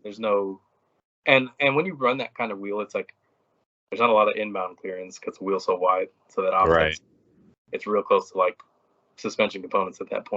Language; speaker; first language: English; native; English